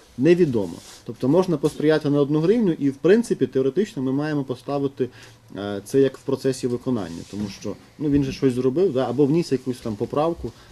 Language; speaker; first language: Ukrainian; native; Ukrainian